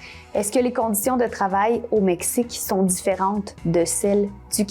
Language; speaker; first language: French; native; French